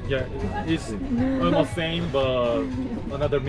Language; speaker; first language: English; non-native, learner; Korean